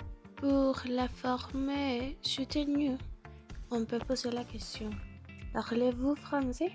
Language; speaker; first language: French; non-native, learner; Spanish